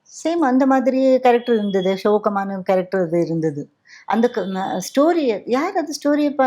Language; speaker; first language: Tamil; non-native, fluent; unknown